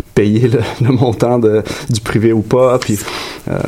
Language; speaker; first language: French; native; French